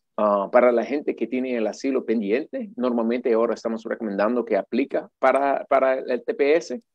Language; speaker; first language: Spanish; non-native, fluent; English